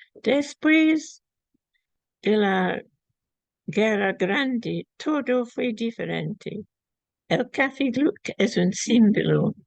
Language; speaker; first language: Spanish; non-native, fluent; English